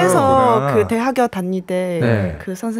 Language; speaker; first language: Korean; non-native, learner; Chinese